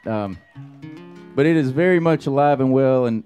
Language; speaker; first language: English; native; English